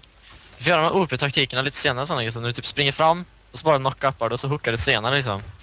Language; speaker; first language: Swedish; native; Swedish